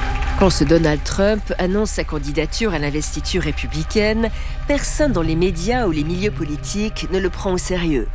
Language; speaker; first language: French; native; French